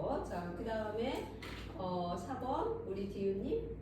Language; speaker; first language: Korean; native; Korean